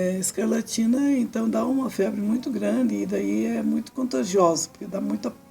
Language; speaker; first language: Portuguese; early bilingual, other home language; Serbian